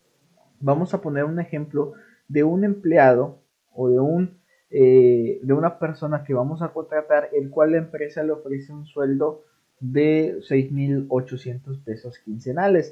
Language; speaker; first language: Spanish; native; Spanish